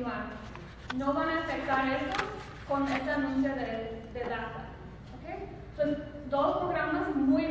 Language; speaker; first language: Spanish; early bilingual, other home language; English